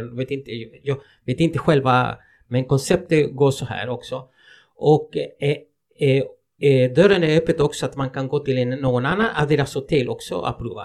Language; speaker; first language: Swedish; non-native, fluent; Spanish